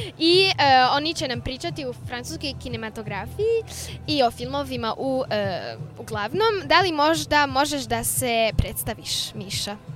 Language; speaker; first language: Serbian; early bilingual, heritage; Serbian